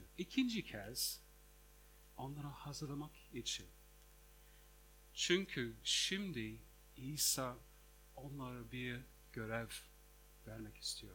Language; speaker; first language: Turkish; non-native, fluent; English